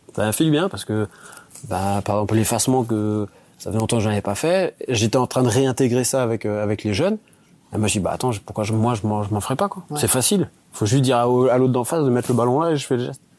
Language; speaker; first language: French; native; French